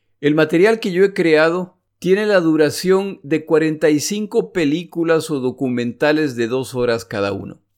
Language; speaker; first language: Spanish; native; Spanish